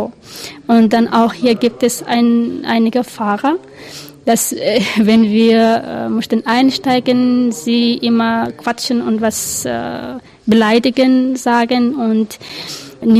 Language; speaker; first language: German; non-native, learner; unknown